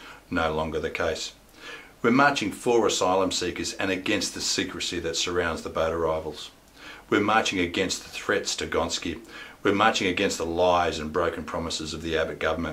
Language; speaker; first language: English; native; English